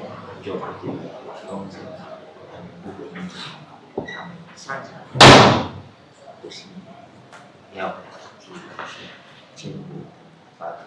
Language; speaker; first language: Chinese; non-native, learner; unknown